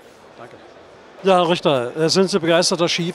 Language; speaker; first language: German; native; German